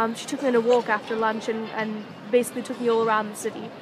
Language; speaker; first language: English; native; English